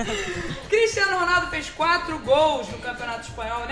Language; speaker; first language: Portuguese; native; Portuguese